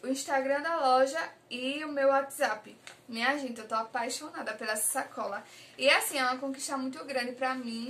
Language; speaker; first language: Portuguese; native; Portuguese